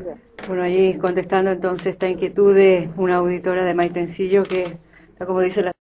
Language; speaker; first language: Spanish; native; Spanish